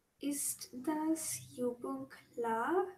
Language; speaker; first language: German; non-native, learner; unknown